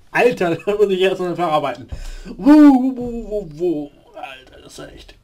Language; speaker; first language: German; native; German